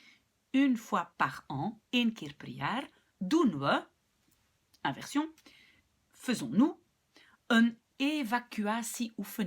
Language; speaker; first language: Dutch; non-native, local second language; French